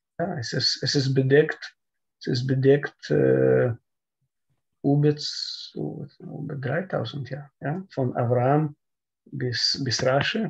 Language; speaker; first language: German; non-native, learner; Russian